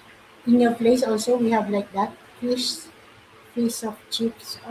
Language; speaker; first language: English; non-native, local second language; Filipino